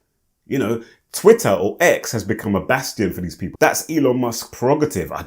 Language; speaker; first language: English; native; English